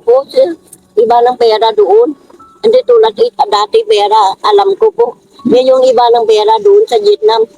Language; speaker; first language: Filipino; non-native, learner; Vietnamese